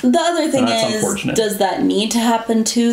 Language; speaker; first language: English; native; English